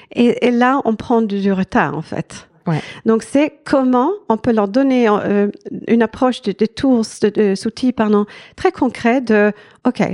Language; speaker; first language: French; non-native, fluent; Swedish